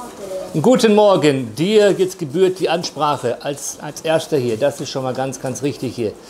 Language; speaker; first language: German; non-native, fluent; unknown